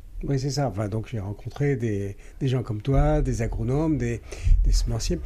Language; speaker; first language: French; native; French